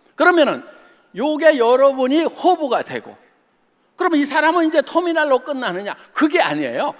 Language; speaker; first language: Korean; native; Korean